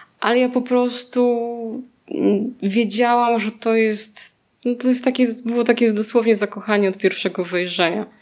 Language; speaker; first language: Polish; native; Polish